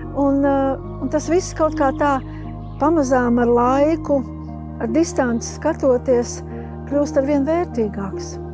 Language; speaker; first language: Latvian; native; Latvian